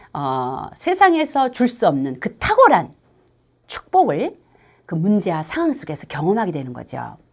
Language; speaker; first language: Korean; native; Korean